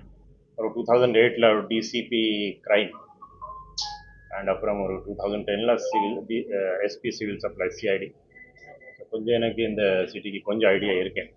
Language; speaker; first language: Tamil; non-native, fluent; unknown